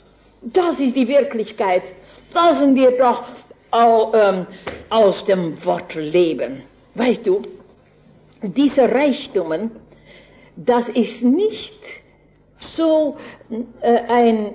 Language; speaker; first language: German; non-native, fluent; Dutch